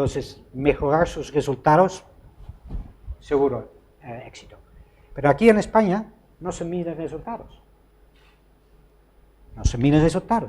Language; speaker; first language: Spanish; non-native, fluent; Dutch